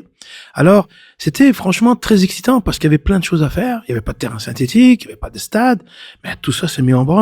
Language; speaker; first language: French; non-native, local second language; Arabic